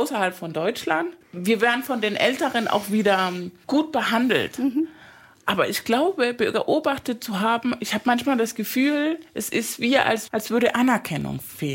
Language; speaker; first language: German; native; German